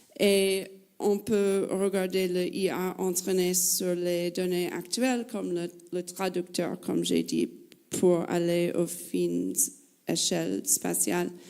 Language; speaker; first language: French; non-native, fluent; English